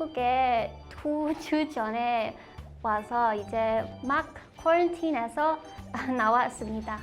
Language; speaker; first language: Korean; non-native, learner; English